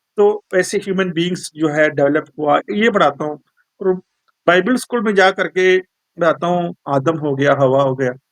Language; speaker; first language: Hindi; non-native, local second language; Malayalam